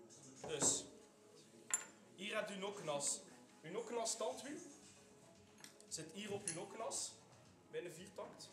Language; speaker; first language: Dutch; native; Dutch